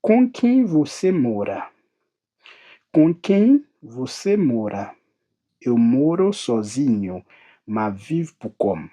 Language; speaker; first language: Portuguese; non-native, learner; Haitian Creole